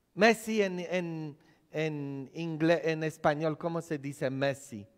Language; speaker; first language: Spanish; non-native, fluent; Polish